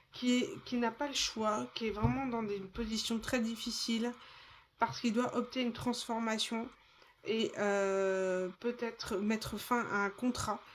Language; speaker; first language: French; native; French